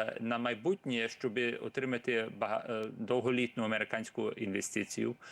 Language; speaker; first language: Ukrainian; early bilingual, heritage; Ukrainian